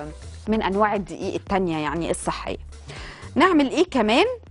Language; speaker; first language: Arabic; native; Arabic